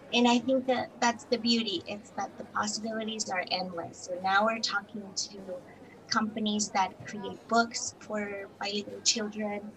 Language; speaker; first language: English; non-native, fluent; Spanish